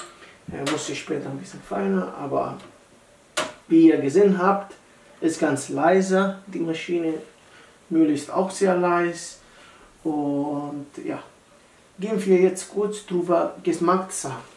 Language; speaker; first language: German; non-native, learner; Italian